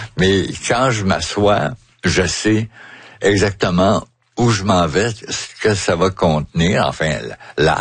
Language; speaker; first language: French; native; French